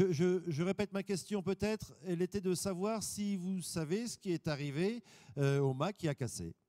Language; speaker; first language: French; native; French